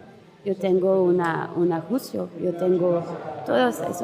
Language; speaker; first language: Spanish; non-native, learner; French